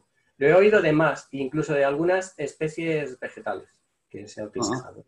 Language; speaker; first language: Spanish; native; Spanish